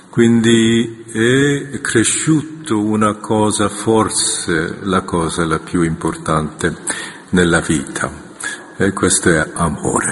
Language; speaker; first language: Italian; non-native, fluent; Korean